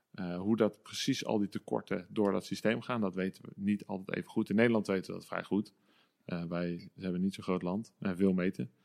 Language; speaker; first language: Dutch; native; Dutch